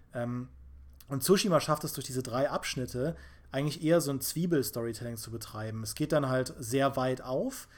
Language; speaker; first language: German; native; German